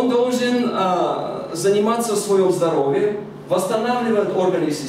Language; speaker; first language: Russian; non-native, fluent; Bulgarian